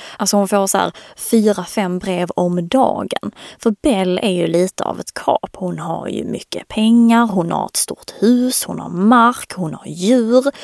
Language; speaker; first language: Swedish; native; Swedish